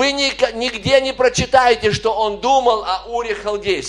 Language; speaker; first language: Polish; non-native, learner; Russian